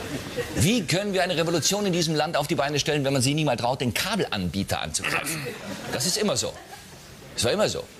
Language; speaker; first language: German; native; German